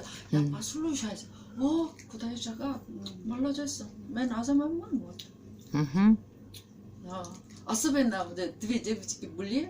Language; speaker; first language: Russian; non-native, learner; Korean